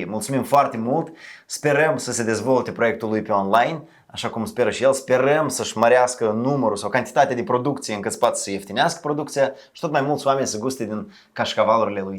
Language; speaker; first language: Romanian; native; Romanian